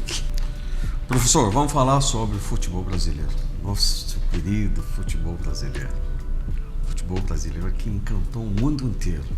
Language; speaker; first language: Portuguese; non-native, fluent; Arabic